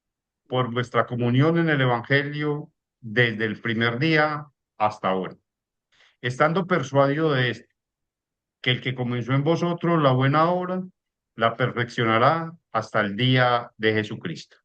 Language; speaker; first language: Spanish; native; Spanish